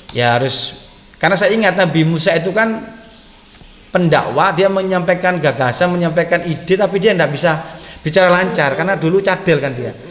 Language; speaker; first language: Indonesian; native; Indonesian